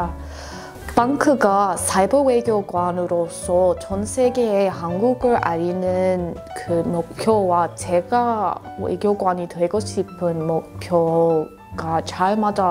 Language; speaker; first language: Korean; non-native, fluent; English